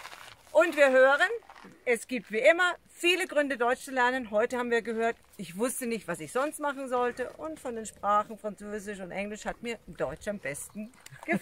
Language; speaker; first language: German; native; German